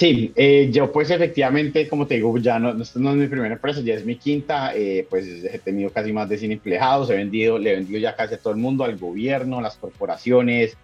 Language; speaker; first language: Spanish; native; Spanish